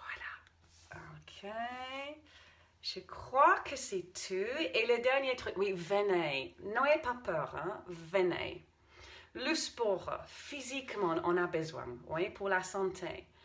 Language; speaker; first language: French; non-native, fluent; English